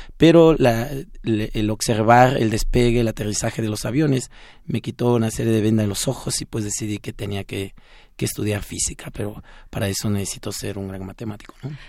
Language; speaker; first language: Spanish; non-native, local second language; Zapotec